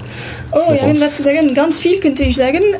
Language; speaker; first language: German; non-native, fluent; French